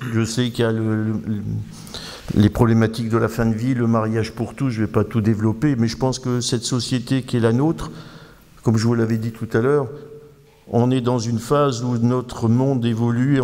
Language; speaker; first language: French; native; French